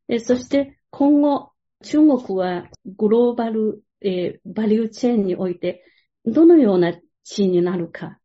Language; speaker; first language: Japanese; non-native, fluent; Chinese